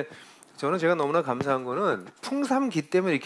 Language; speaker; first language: Korean; native; Korean